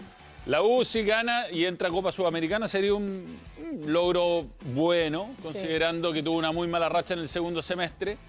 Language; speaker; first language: Spanish; native; Spanish